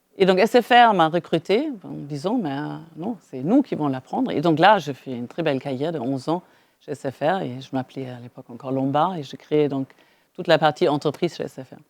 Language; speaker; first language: French; non-native, fluent; German